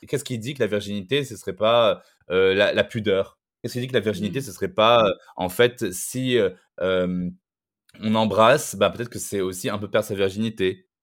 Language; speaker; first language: French; non-native, local second language; Arabic